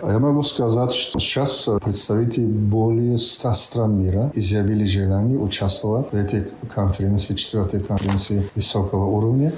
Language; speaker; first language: Russian; non-native, local second language; Tajik